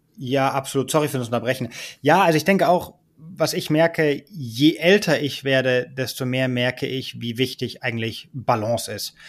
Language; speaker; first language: German; early bilingual, heritage; German